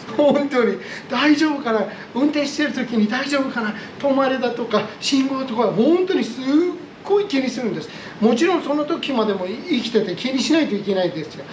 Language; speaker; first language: Japanese; non-native, fluent; Persian